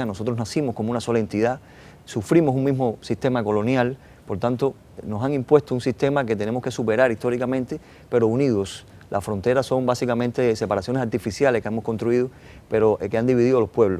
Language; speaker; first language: Spanish; native; Spanish